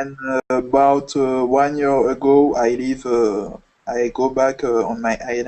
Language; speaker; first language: English; non-native, fluent; French